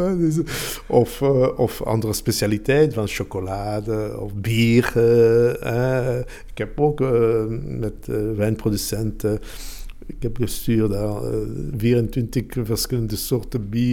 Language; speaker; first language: Dutch; non-native, local second language; Italian